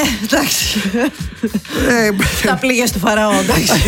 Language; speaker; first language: Greek; native; Greek